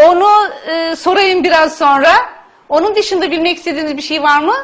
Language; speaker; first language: Turkish; native; Turkish